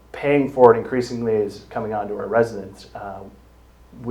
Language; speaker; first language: English; native; English